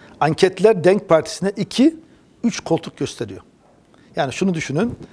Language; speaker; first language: Turkish; early bilingual, heritage; Turkish